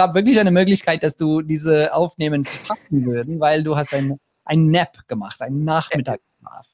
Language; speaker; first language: German; non-native, learner; English